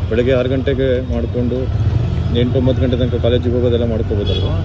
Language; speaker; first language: Kannada; native; Kannada